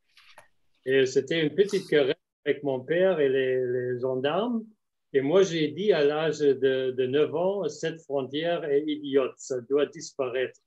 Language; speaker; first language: French; non-native, fluent; German